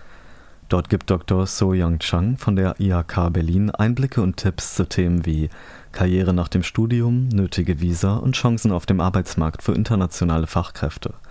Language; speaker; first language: German; native; German